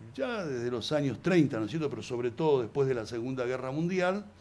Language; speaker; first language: Spanish; native; Spanish